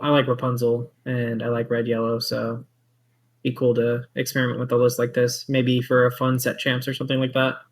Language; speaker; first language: English; native; English